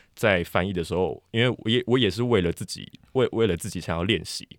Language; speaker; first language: Chinese; non-native, local second language; Min Nan Chinese